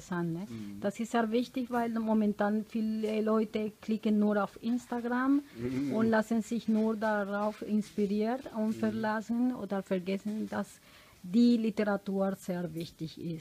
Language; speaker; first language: German; non-native, fluent; Spanish